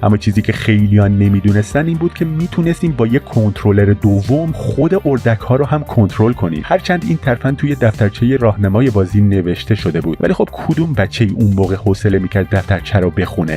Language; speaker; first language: Persian; native; Persian